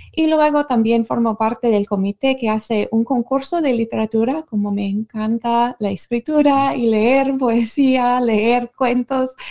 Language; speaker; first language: Spanish; non-native, fluent; English